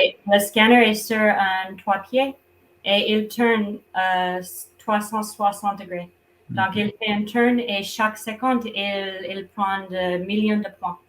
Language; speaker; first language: French; non-native, fluent; English